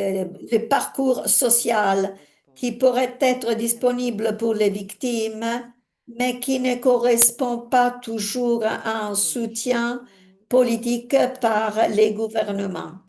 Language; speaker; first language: French; non-native, fluent; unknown